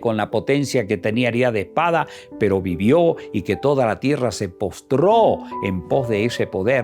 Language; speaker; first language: Spanish; native; Spanish